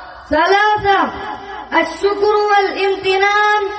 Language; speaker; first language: Arabic; non-native, learner; Bangla